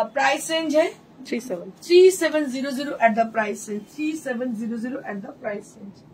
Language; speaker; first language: Hindi; non-native, local second language; Bangla